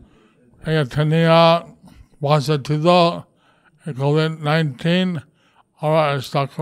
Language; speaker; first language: Spanish; non-native, learner; English